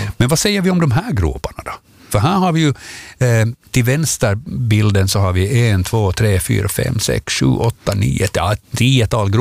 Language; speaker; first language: Swedish; native; Swedish